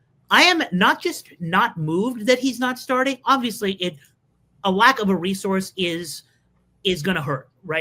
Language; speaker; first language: English; native; English